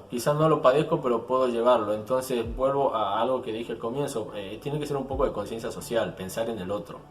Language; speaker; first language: Spanish; native; Spanish